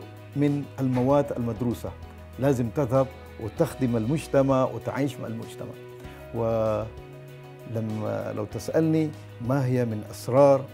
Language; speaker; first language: Arabic; non-native, fluent; Malay